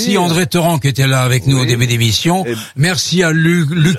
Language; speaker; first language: French; native; French